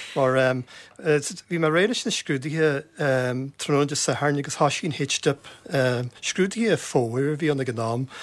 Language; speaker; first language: Irish; native; Irish